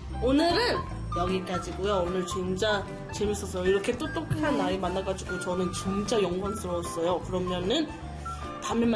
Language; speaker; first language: Korean; non-native, fluent; Chinese